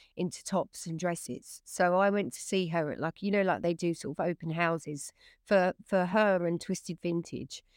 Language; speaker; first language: English; native; English